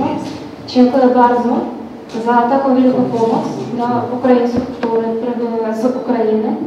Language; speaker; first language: Polish; non-native, learner; Ukrainian